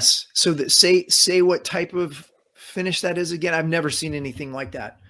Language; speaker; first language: English; native; English